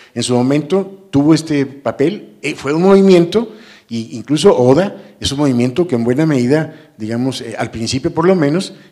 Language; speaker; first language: Spanish; native; Spanish